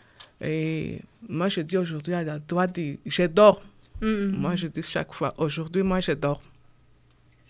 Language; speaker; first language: French; non-native, learner; Portuguese